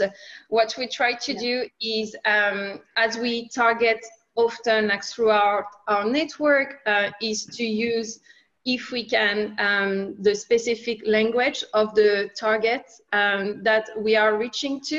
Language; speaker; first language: English; non-native, fluent; French